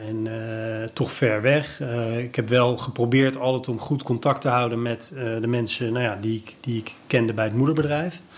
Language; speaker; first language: Dutch; native; Dutch